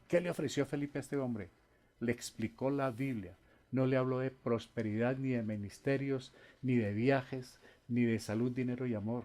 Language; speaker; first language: Spanish; native; Spanish